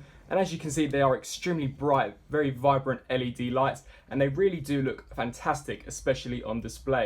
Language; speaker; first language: English; native; English